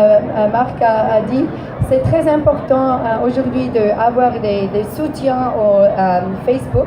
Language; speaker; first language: French; non-native, learner; English